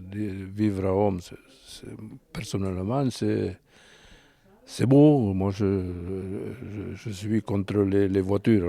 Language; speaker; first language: French; native; French